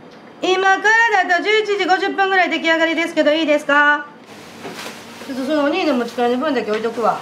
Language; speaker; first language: Japanese; native; Japanese